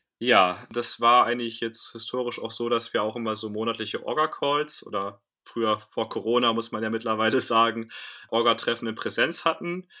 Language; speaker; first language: German; native; German